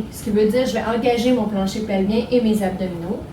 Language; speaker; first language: French; native; French